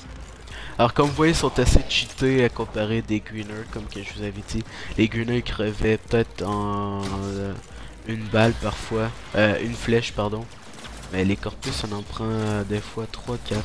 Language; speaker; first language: French; native; French